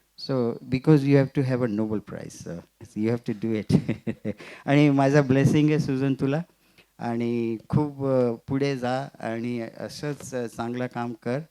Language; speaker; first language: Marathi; non-native, local second language; Gujarati